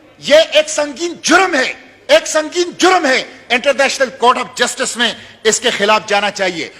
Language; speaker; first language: Urdu; non-native, local second language; Pashto